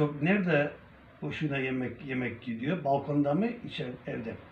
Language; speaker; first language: Turkish; native; Turkish